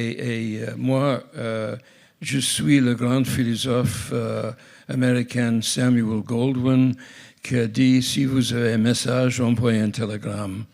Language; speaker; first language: French; non-native, fluent; English